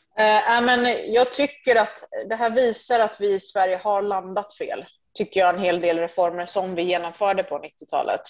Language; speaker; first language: Swedish; early bilingual, other home language; Persian